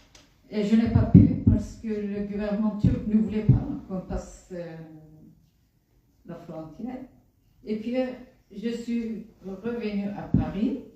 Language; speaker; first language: French; non-native, fluent; Kurdish